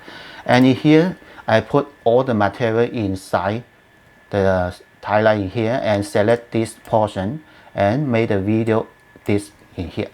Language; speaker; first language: English; non-native, learner; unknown